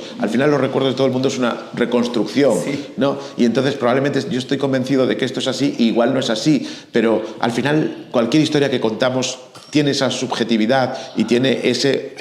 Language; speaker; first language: Spanish; native; Spanish